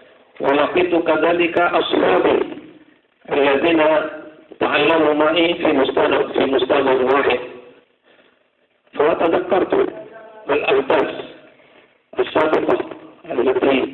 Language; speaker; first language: Arabic; non-native, fluent; Madurese